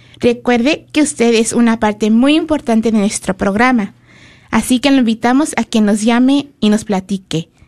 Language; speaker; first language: Spanish; early bilingual, heritage; Spanish